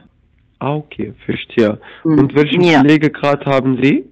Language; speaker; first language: German; non-native, fluent; Arabic